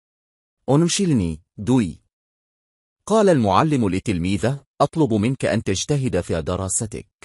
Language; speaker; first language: Arabic; non-native, fluent; Bangla